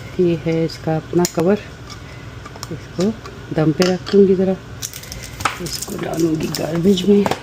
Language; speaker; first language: Urdu; native; Urdu